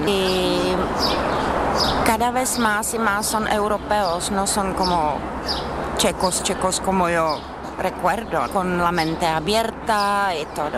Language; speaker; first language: Spanish; non-native, learner; Czech